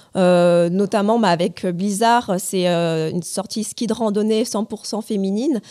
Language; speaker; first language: French; native; French